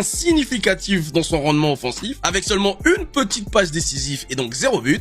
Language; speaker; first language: French; native; French